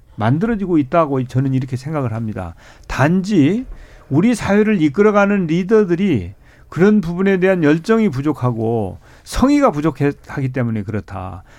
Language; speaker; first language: Korean; native; Korean